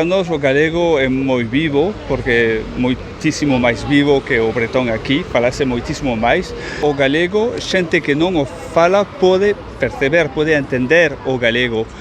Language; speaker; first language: Galician; non-native, fluent; French